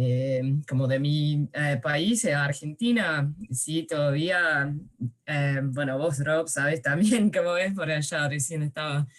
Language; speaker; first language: Spanish; early bilingual, heritage; Spanish